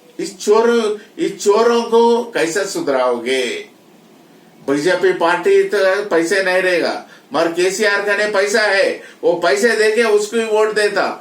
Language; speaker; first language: Hindi; non-native, local second language; Telugu